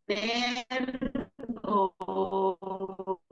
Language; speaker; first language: Spanish; non-native, learner; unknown